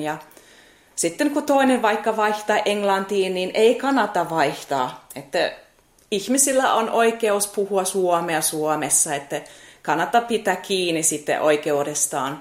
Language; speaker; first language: Finnish; non-native, fluent; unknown